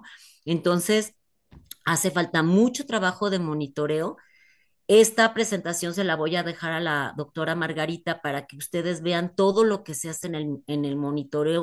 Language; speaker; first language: Spanish; native; Spanish